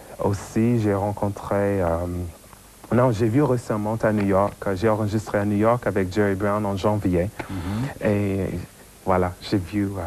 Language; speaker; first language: French; non-native, fluent; English